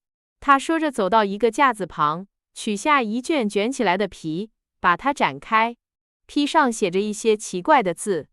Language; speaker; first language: Chinese; native; Chinese